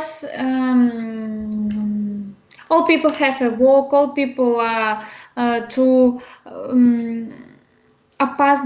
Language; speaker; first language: English; non-native, learner; Russian